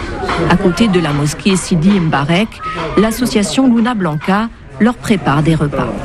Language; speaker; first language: French; native; French